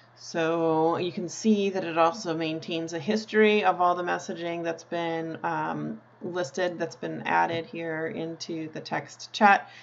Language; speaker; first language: English; native; English